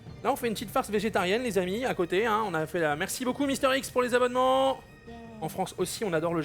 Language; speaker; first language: French; native; French